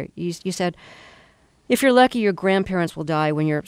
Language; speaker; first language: English; native; English